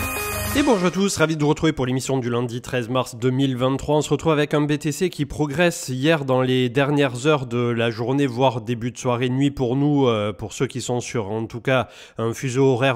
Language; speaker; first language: French; native; French